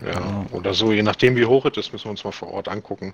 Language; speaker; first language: German; native; German